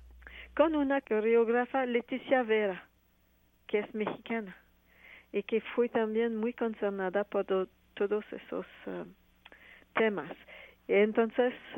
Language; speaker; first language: Spanish; non-native, fluent; French